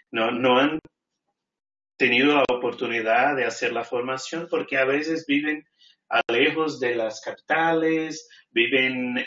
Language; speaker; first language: Spanish; non-native, fluent; Portuguese